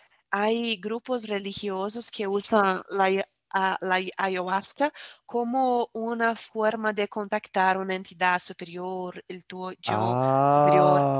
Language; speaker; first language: Spanish; non-native, fluent; Portuguese